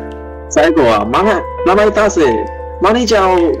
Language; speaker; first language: Japanese; non-native, learner; Chinese